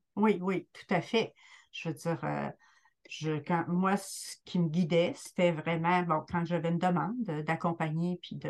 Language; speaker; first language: French; native; French